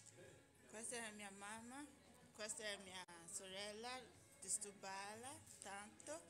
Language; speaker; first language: Italian; non-native, learner; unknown